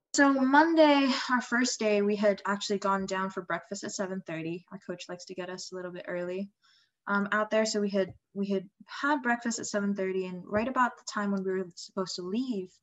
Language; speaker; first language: English; non-native, fluent; Indonesian